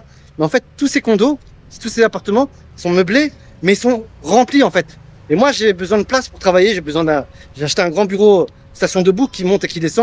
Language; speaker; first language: French; native; French